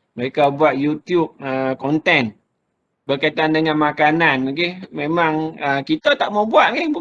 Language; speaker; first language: Malay; native; Malay